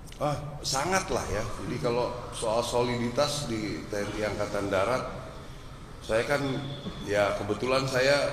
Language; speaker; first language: Indonesian; native; Indonesian